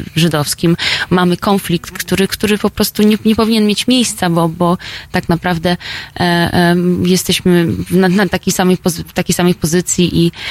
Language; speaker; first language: Polish; native; Polish